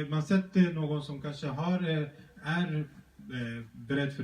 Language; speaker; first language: Swedish; early bilingual, other home language; Spanish